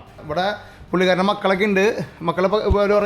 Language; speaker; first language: Malayalam; native; Malayalam